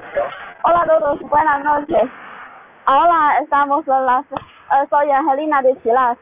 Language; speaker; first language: Spanish; non-native, learner; Chinese